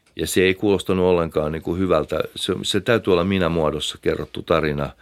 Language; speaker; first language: Finnish; native; Finnish